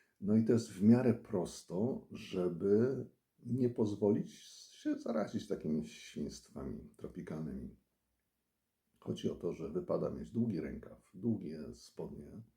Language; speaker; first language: Polish; native; Polish